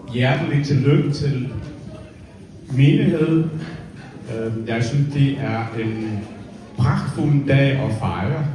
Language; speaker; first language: Danish; early bilingual, other home language; Vietnamese